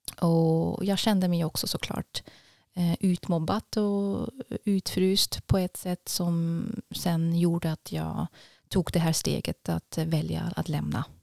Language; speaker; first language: Swedish; non-native, fluent; German